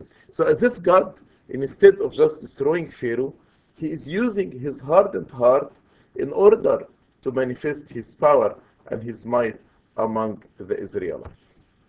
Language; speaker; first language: English; non-native, fluent; Arabic